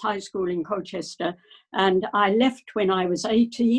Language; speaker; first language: English; native; English